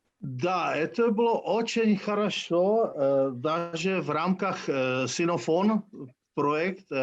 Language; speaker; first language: Russian; non-native, fluent; Czech